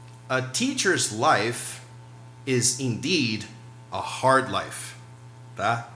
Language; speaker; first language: English; non-native, fluent; Portuguese